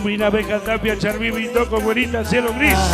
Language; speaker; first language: Spanish; native; Spanish